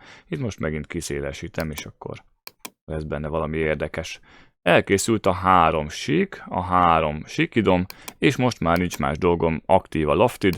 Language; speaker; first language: Hungarian; native; Hungarian